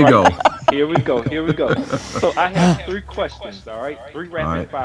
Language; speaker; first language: English; native; English